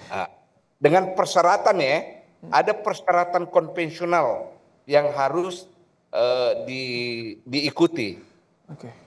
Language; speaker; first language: Indonesian; native; Indonesian